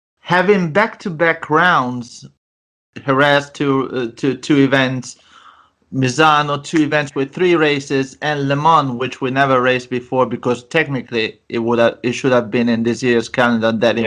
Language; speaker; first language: English; non-native, fluent; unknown